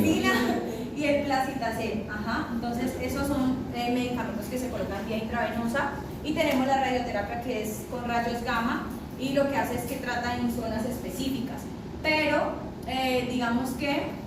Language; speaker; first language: Spanish; native; Spanish